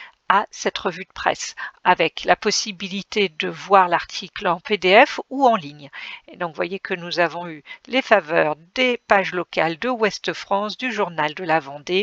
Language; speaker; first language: French; native; French